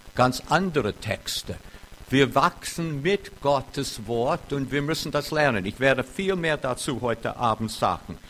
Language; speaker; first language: German; non-native, fluent; English